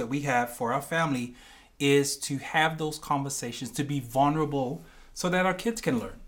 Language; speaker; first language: English; native; English